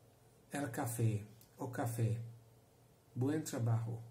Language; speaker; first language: Spanish; non-native, learner; Hungarian